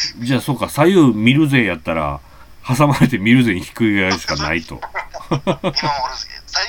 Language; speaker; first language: Japanese; native; Japanese